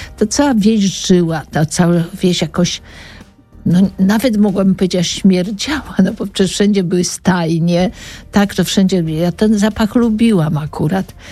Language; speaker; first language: Polish; native; Polish